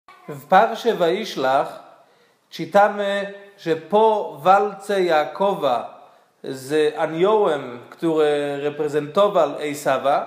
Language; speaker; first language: Polish; non-native, fluent; Hebrew